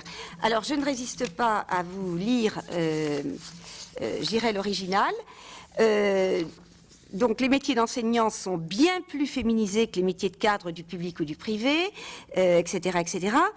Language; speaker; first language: French; native; French